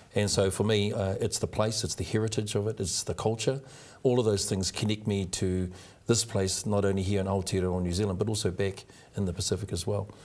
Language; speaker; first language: English; native; English